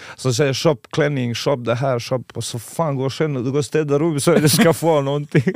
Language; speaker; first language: Swedish; non-native, fluent; Serbian